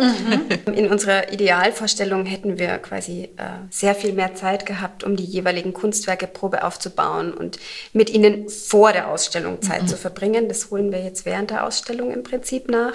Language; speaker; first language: German; native; German